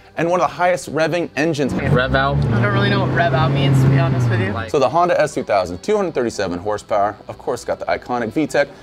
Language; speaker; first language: English; native; English